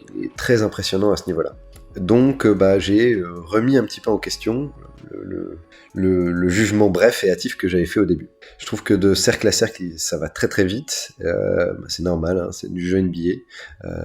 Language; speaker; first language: French; native; French